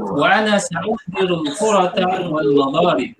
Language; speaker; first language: Arabic; non-native, fluent; Indonesian